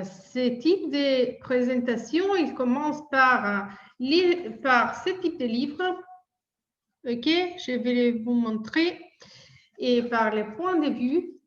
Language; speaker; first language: French; non-native, fluent; Italian